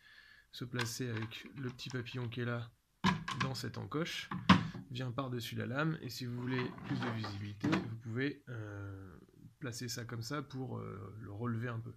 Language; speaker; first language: French; native; French